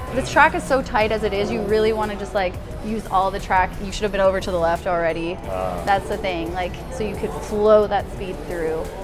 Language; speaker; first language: English; native; English